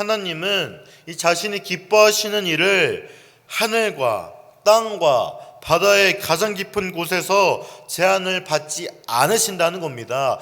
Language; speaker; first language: Korean; native; Korean